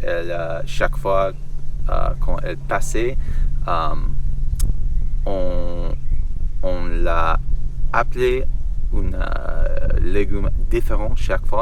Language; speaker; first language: French; non-native, learner; English